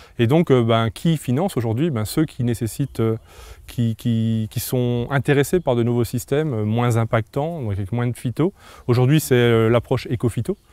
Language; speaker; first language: French; native; French